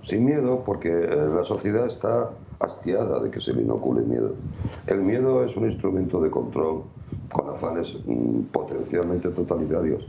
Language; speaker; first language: Spanish; native; Spanish